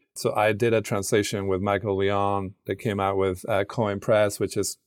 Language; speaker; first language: English; non-native, fluent; Spanish